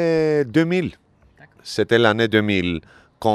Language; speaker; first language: French; non-native, learner; Greek